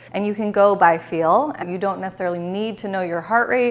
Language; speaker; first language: English; native; English